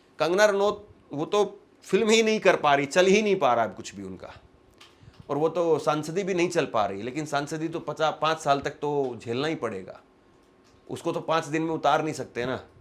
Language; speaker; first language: Hindi; native; Hindi